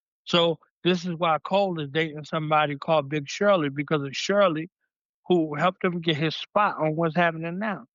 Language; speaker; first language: English; native; English